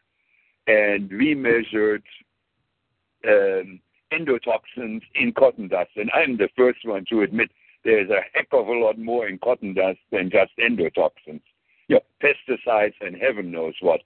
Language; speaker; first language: English; non-native, fluent; German